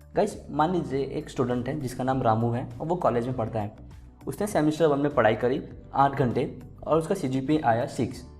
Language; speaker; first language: Hindi; native; Hindi